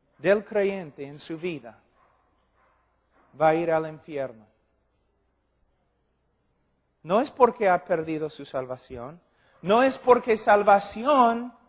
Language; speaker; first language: Spanish; non-native, fluent; English